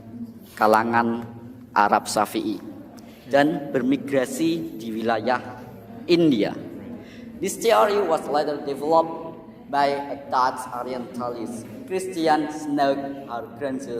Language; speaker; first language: English; non-native, learner; Indonesian